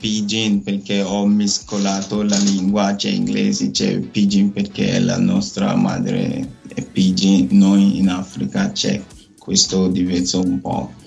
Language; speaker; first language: Italian; non-native, learner; Nigerian Pidgin